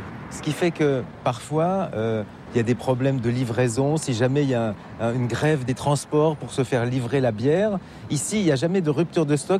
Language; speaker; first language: French; native; French